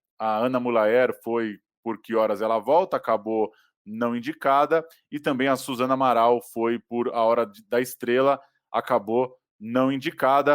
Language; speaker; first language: Portuguese; native; Portuguese